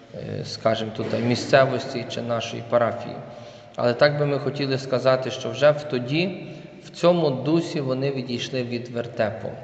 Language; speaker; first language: Ukrainian; native; Ukrainian